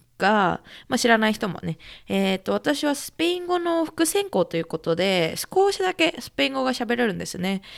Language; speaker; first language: Japanese; native; Japanese